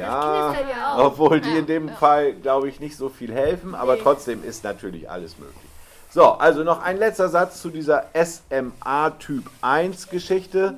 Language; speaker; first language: German; native; German